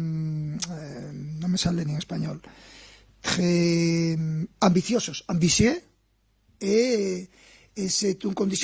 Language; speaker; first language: French; non-native, fluent; Spanish